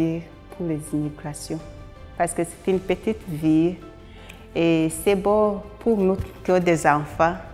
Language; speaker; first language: French; non-native, learner; Arabic